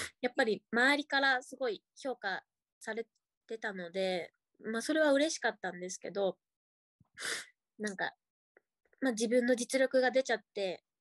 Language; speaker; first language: Japanese; native; Japanese